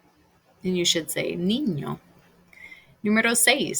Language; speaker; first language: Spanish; non-native, fluent; English